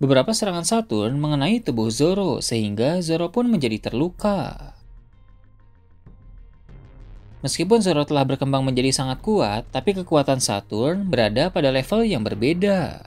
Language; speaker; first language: Indonesian; native; Indonesian